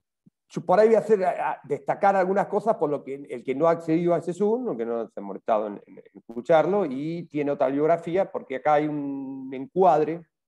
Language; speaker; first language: Spanish; native; Spanish